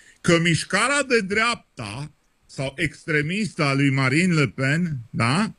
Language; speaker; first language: Romanian; native; Romanian